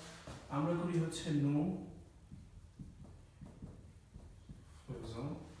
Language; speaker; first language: French; non-native, fluent; Bangla